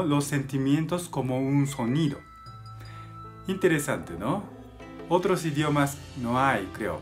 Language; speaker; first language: Spanish; non-native, learner; Japanese